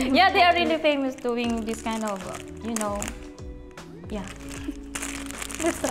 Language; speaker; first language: English; non-native, local second language; Filipino